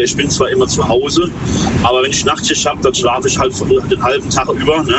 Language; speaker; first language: German; native; German